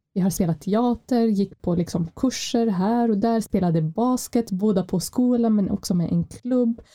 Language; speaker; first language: Swedish; non-native, fluent; Arabic